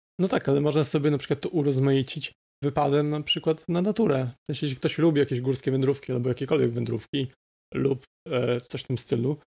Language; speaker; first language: Polish; native; Polish